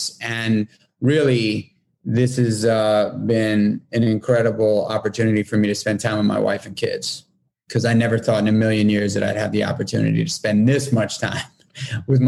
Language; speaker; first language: English; native; English